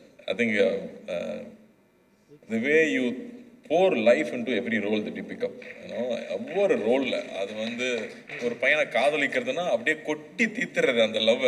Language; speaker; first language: Tamil; native; Tamil